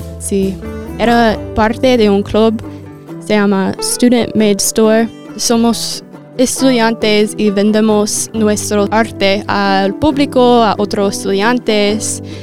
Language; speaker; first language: Spanish; non-native, fluent; English